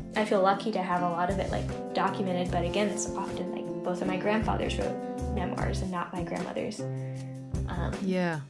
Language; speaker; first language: English; native; English